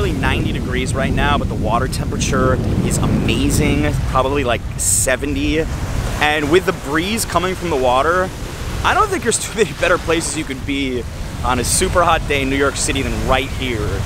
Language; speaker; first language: English; native; English